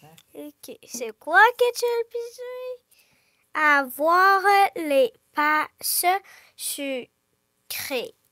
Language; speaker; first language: French; early bilingual, other home language; Ukrainian